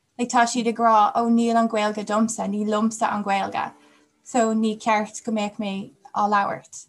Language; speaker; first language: Irish; non-native, local second language; English